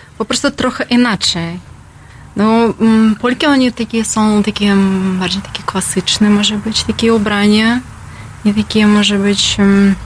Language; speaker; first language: Polish; non-native, learner; Russian